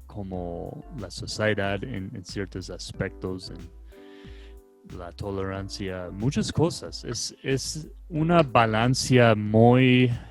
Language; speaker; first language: Spanish; non-native, fluent; English